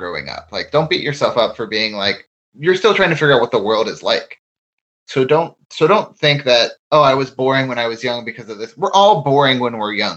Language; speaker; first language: English; native; English